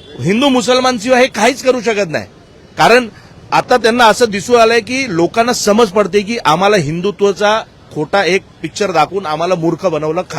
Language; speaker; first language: Marathi; non-native, local second language; Gujarati